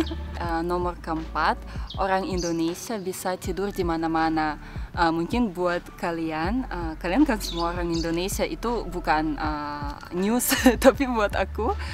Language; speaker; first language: Indonesian; non-native, fluent; Russian